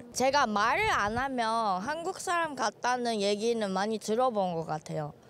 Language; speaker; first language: Korean; non-native, fluent; Japanese